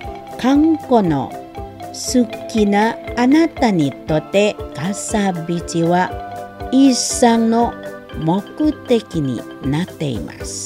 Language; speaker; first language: Japanese; non-native, fluent; Indonesian